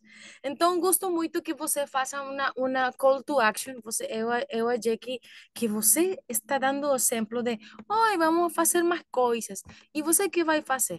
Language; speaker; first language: Portuguese; non-native, learner; Spanish